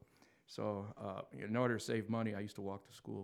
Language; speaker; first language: English; native; English